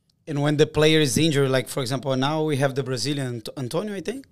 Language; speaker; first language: English; non-native, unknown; Portuguese